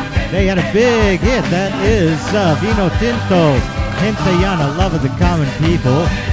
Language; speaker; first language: English; native; English